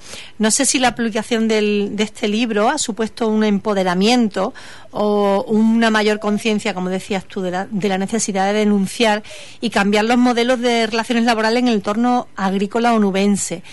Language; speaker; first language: Spanish; native; Spanish